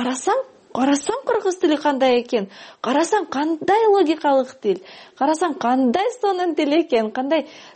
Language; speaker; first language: Kyrgyz; non-native, fluent; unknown